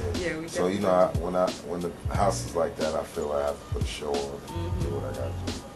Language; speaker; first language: English; native; English